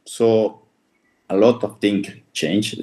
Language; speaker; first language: English; non-native, fluent; Spanish